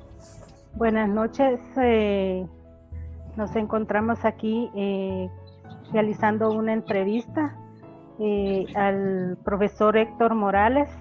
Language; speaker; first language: Spanish; native; Spanish